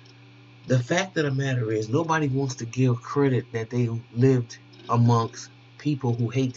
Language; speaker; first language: English; native; English